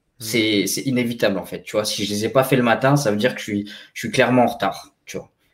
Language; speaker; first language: French; native; French